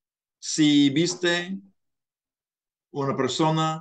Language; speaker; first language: Spanish; non-native, learner; English